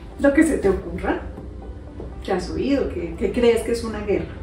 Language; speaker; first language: Spanish; native; Spanish